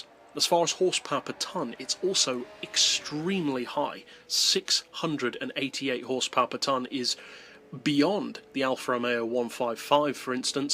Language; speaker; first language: English; native; English